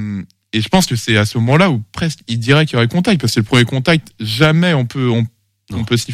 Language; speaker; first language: French; native; French